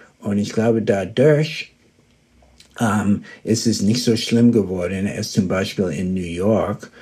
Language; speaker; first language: German; early bilingual, heritage; German